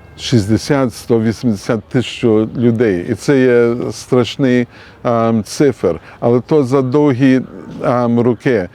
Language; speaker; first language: Ukrainian; early bilingual, heritage; Ukrainian